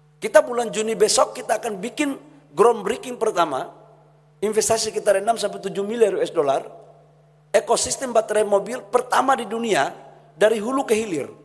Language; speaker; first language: Indonesian; native; Indonesian